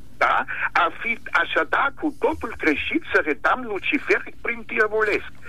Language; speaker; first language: Romanian; non-native, fluent; German